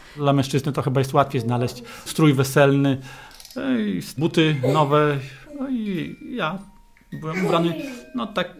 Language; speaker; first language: Polish; native; Polish